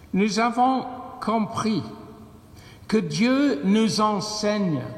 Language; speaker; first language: French; non-native, fluent; English